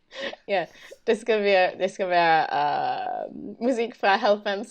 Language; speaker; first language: Danish; non-native, learner; English